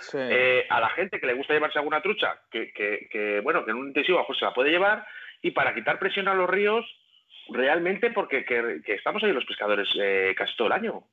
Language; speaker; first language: Spanish; native; Spanish